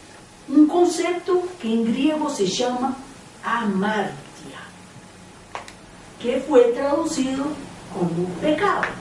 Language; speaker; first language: Spanish; non-native, fluent; Portuguese